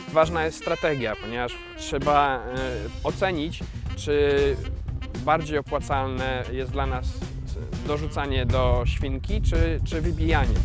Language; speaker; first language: Polish; native; Polish